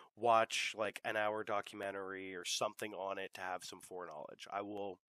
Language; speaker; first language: English; native; English